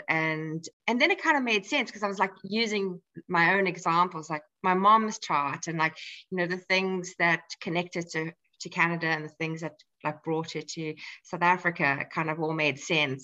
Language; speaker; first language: English; native; English